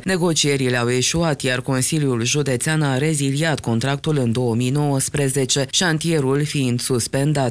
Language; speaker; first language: Romanian; native; Romanian